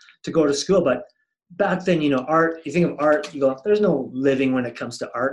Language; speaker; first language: English; native; English